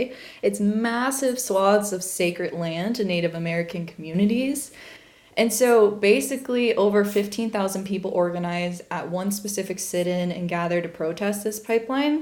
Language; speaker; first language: English; native; English